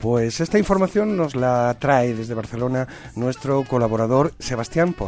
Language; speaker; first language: Spanish; native; Spanish